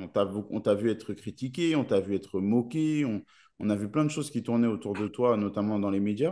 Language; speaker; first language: French; native; French